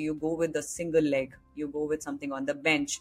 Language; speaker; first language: English; non-native, local second language; Hindi